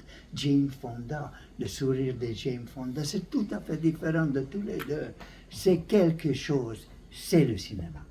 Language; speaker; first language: French; non-native, learner; Hungarian